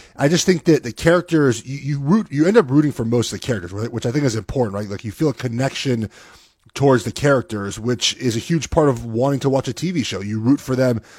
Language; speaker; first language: English; native; English